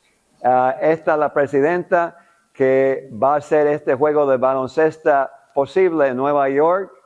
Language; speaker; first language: Spanish; non-native, local second language; English